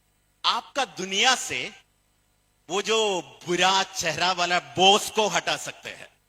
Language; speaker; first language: Hindi; non-native, local second language; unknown